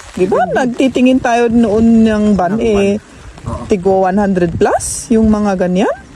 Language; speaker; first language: Filipino; native; Filipino